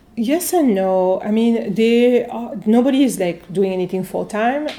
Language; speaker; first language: English; non-native, fluent; French